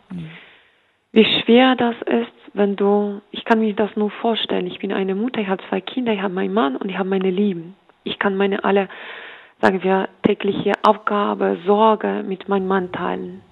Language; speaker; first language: German; non-native, fluent; Ukrainian